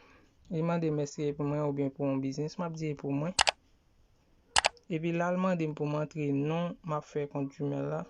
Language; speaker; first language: French; non-native, learner; Haitian Creole